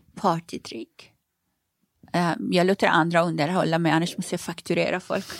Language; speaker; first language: Swedish; non-native, fluent; Persian